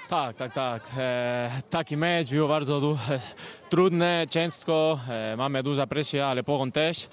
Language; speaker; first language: Polish; non-native, learner; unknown